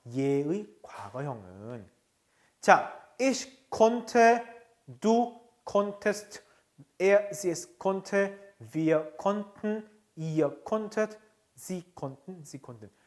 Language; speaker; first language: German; non-native, fluent; Korean